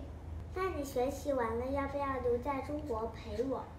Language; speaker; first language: Chinese; non-native, fluent; Vietnamese